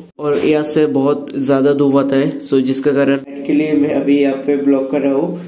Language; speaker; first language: Hindi; non-native, local second language; Bangla